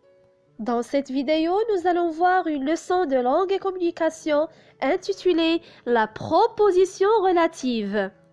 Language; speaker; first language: French; non-native, local second language; Arabic